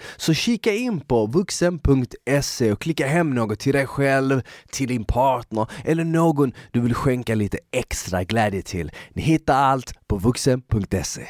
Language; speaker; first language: Swedish; early bilingual, other home language; Bosnian